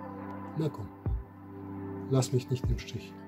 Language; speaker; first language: German; non-native, fluent; Russian